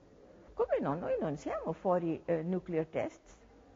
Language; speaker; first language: Italian; non-native, learner; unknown